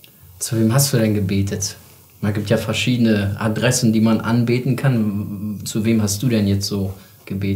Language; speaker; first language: German; native; German